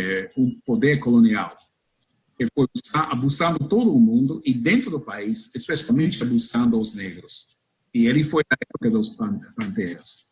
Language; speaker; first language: Portuguese; non-native, fluent; English